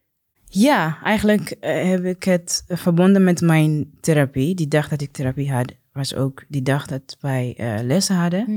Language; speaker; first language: Dutch; non-native, learner; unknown